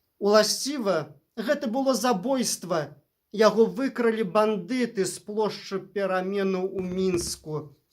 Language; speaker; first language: Belarusian; native; Belarusian